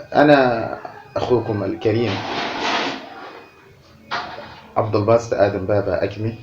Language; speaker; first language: Arabic; non-native, fluent; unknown